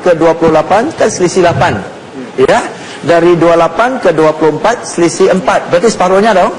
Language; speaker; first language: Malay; non-native, fluent; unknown